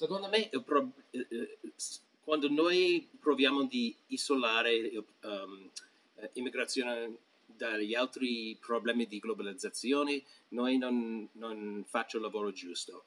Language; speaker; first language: Italian; non-native, fluent; English